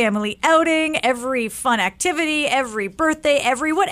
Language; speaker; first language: English; native; English